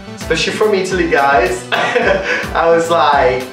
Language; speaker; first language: English; non-native, fluent; Italian